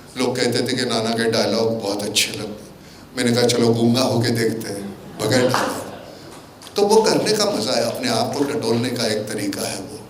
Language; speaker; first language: Hindi; non-native, local second language; Marathi